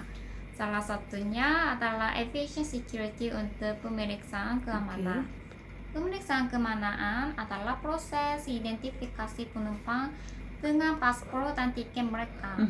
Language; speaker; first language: Indonesian; non-native, learner; Korean